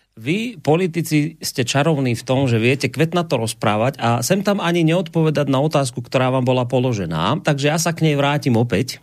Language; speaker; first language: Slovak; native; Slovak